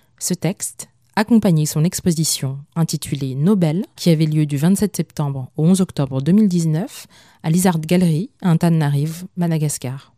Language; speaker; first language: French; non-native, local second language; Malagasy